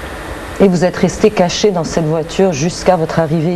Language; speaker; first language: French; native; French